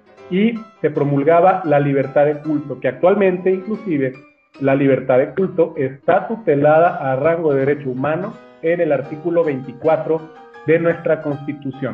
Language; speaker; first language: Spanish; native; Spanish